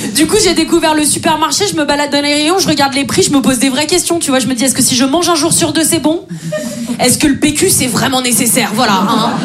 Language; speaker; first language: French; native; French